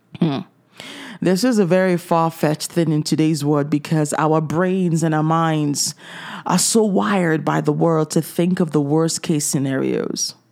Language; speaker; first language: English; native; English